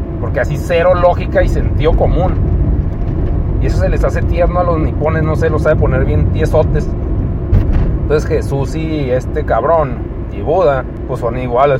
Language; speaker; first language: Spanish; native; Spanish